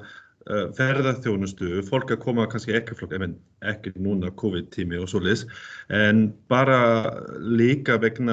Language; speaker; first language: Icelandic; non-native, learner; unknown